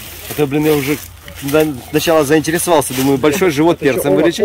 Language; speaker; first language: Russian; native; Russian